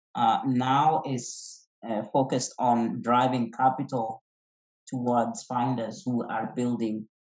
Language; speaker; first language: English; non-native, local second language; Kikuyu